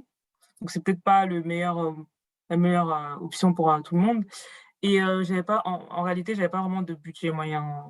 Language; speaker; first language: French; native; French